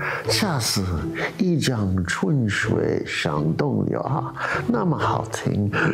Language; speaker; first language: Chinese; non-native, fluent; English